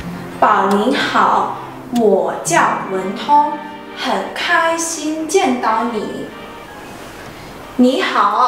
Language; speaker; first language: Chinese; non-native, fluent; Khmer